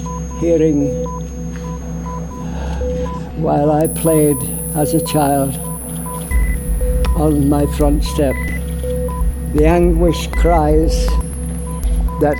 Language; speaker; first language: English; native; English